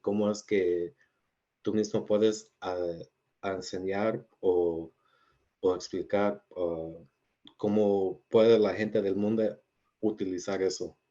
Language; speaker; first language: Spanish; early bilingual, heritage; Spanish